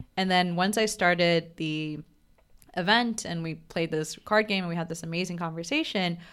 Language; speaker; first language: English; non-native, local second language; Bangla